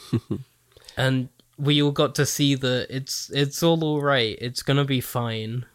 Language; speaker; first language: English; native; English